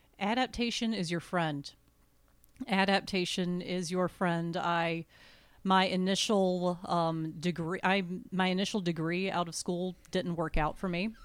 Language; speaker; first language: English; native; English